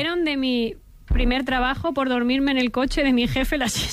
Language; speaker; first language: Spanish; native; Spanish